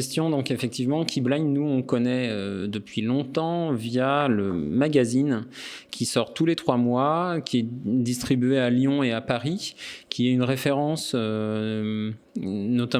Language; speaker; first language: French; native; French